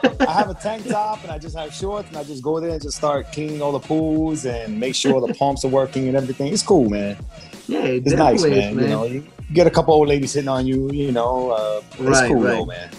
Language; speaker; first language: English; native; English